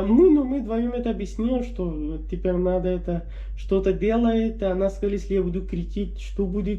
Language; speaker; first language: Russian; non-native, learner; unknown